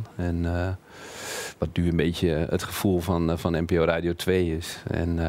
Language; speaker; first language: Dutch; native; Dutch